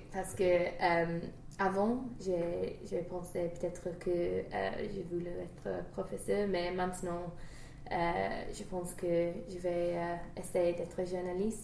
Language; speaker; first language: French; non-native, learner; English